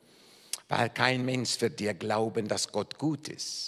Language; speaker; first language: German; non-native, fluent; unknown